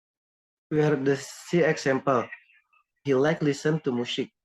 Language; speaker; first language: English; non-native, learner; Indonesian